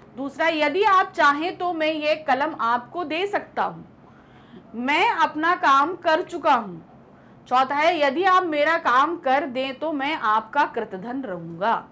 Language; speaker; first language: Hindi; native; Hindi